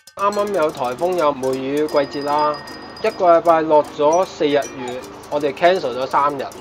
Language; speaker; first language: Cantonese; native; Cantonese